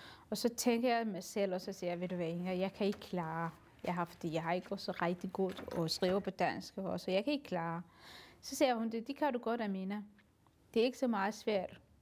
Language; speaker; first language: Danish; non-native, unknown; Somali